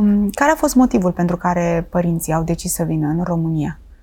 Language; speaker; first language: Romanian; native; Romanian